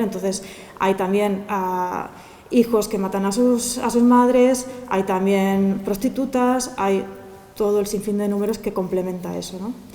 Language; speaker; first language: Spanish; native; Spanish